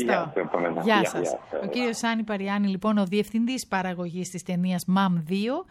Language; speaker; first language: Greek; native; Greek